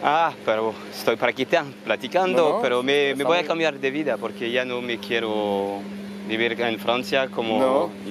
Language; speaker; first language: Spanish; non-native, learner; French